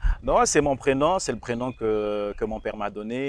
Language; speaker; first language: French; non-native, local second language; Rundi